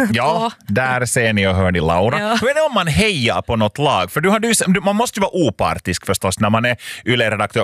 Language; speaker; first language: Swedish; native; Swedish